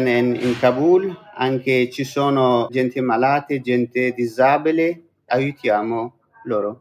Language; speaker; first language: Italian; non-native, fluent; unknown